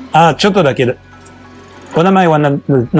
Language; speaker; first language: Japanese; non-native, learner; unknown